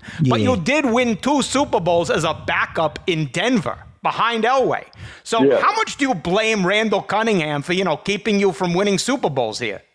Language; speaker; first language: English; native; English